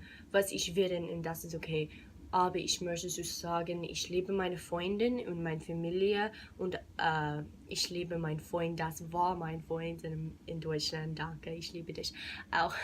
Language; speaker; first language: German; non-native, learner; English